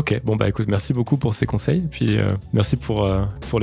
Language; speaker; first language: French; native; French